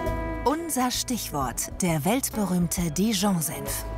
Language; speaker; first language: German; native; German